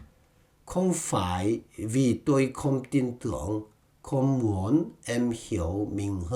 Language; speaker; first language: Vietnamese; non-native, fluent; Korean